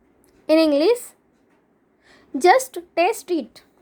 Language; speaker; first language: English; non-native, local second language; Hindi